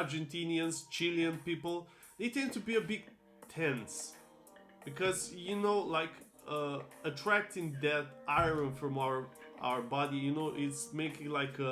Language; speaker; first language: English; non-native, fluent; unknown